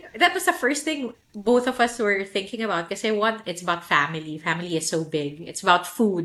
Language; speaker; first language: English; non-native, local second language; Filipino